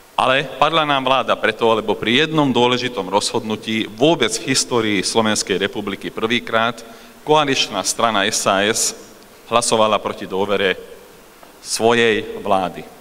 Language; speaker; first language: Slovak; non-native, local second language; Hungarian